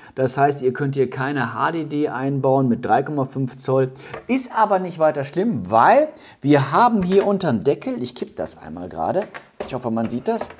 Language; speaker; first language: German; native; German